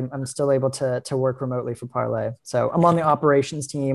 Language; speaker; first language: English; native; English